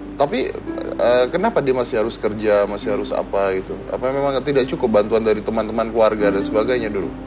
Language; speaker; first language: Indonesian; native; Indonesian